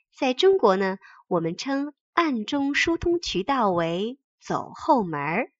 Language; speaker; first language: Chinese; native; Chinese